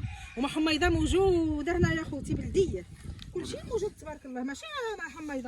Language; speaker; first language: Arabic; native; Arabic